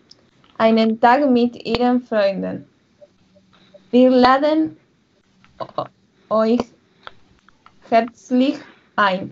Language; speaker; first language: German; non-native, learner; Spanish